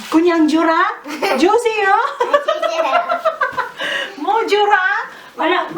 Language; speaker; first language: Korean; non-native, learner; Filipino